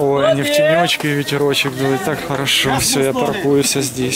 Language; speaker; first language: Russian; native; Russian